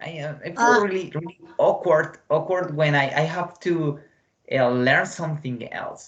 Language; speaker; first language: English; non-native, fluent; Spanish